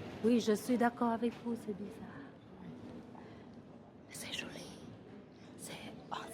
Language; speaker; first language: French; non-native, learner; Vietnamese